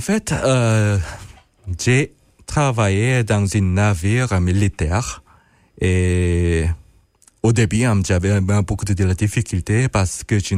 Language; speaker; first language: French; non-native, fluent; Korean